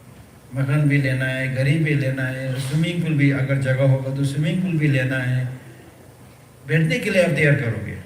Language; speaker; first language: Hindi; early bilingual, other home language; Tibetan